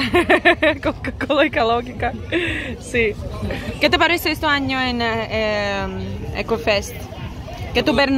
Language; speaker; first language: Spanish; non-native, learner; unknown